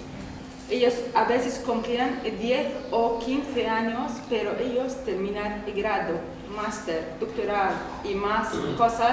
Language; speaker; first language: Spanish; non-native, learner; Arabic